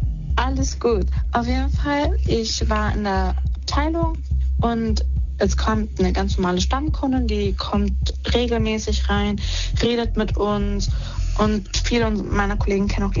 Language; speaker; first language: German; native; German